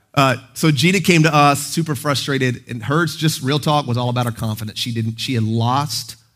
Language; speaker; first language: English; native; English